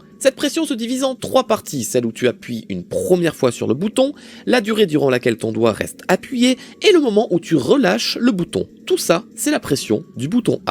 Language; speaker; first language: French; native; French